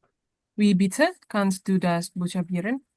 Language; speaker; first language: German; non-native, learner; Indonesian